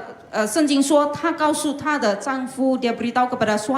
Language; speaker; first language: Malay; non-native, local second language; Chinese